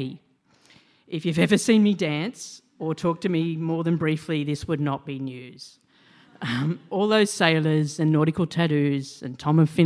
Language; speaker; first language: English; native; English